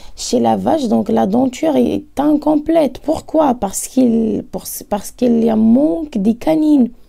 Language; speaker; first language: French; non-native, local second language; Arabic